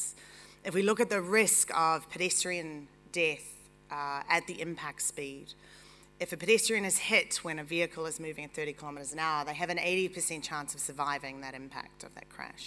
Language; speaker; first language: English; native; English